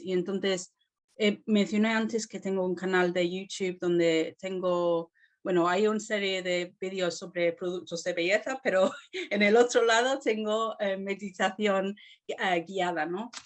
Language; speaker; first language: Spanish; non-native, fluent; English